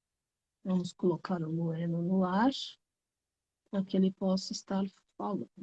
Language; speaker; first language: Portuguese; native; Portuguese